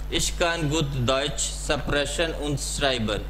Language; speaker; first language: German; non-native, learner; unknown